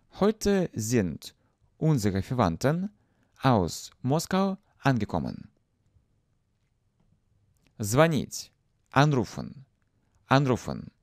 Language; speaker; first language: German; non-native, fluent; Russian